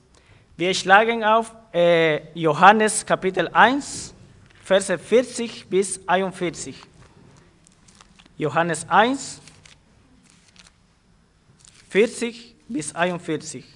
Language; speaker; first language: German; non-native, fluent; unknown